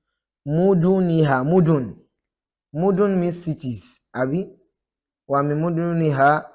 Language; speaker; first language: Arabic; non-native, fluent; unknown